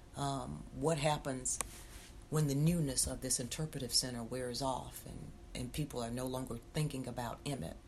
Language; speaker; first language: English; native; English